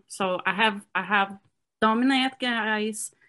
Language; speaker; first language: English; non-native, fluent; Portuguese